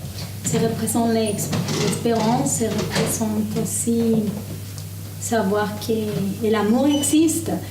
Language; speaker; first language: French; non-native, learner; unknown